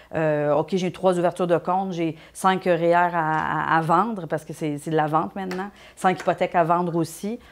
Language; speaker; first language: French; native; French